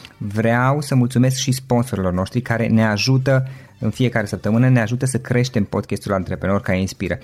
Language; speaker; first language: Romanian; native; Romanian